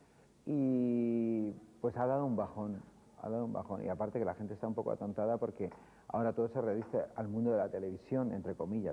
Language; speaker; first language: Spanish; native; Spanish